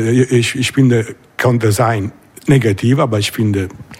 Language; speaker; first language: German; non-native, learner; Italian